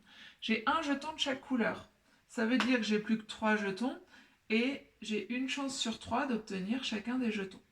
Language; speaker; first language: French; native; French